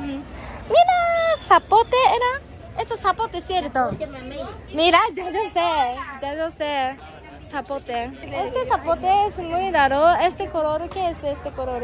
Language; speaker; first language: Spanish; non-native, learner; Japanese